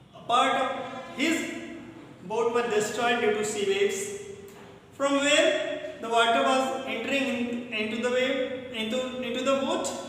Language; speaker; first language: English; non-native, local second language; Hindi